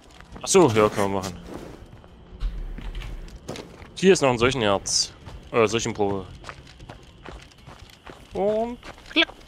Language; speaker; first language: German; native; German